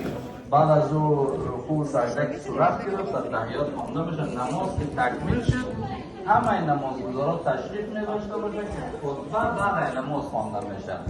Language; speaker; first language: Persian; native; Persian